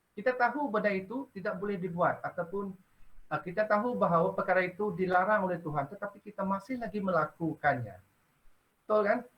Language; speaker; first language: Malay; non-native, local second language; Iban